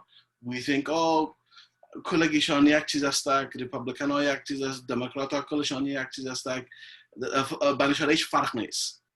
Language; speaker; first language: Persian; early bilingual, heritage; Persian